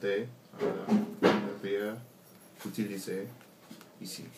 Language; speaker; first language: French; non-native, learner; English